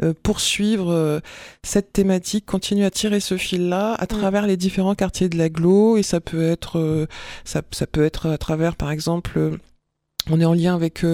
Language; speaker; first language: French; native; French